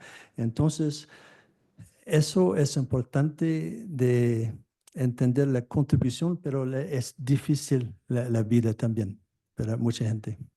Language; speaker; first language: Spanish; non-native, fluent; French